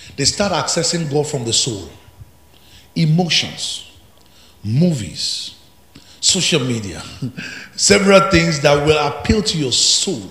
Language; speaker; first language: English; non-native, local second language; Yoruba